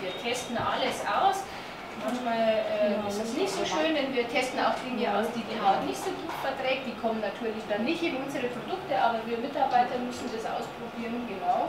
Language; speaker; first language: German; native; German